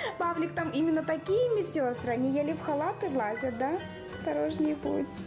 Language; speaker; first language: Russian; native; Russian